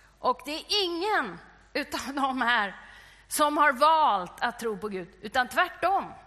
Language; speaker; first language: Swedish; native; Swedish